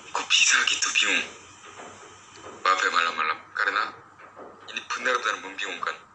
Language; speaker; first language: Indonesian; non-native, fluent; Korean